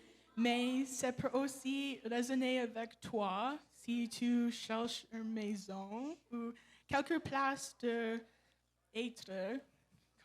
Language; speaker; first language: French; non-native, local second language; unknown